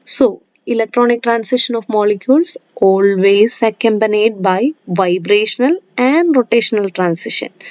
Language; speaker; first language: English; non-native, local second language; Malayalam